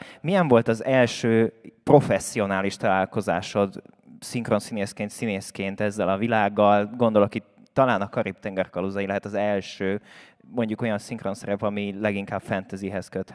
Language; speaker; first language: Hungarian; native; Hungarian